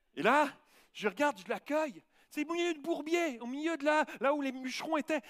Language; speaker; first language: French; native; French